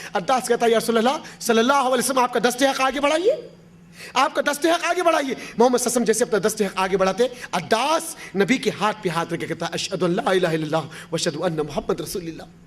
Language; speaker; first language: Urdu; native; Urdu